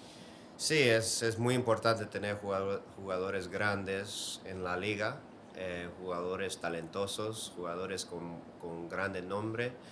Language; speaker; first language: Spanish; early bilingual, heritage; Spanish